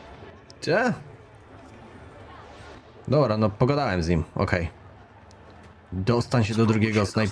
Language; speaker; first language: Polish; native; Polish